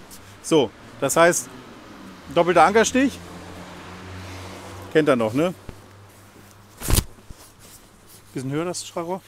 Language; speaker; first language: German; native; German